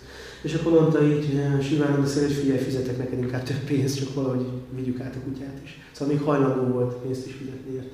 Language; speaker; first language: Hungarian; native; Hungarian